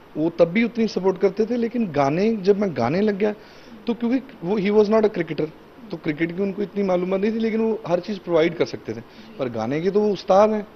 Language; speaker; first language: Hindi; native; Hindi